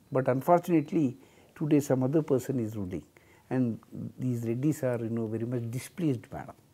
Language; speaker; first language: English; non-native, local second language; Telugu